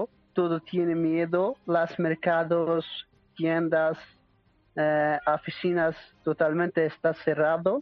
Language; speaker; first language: Spanish; non-native, learner; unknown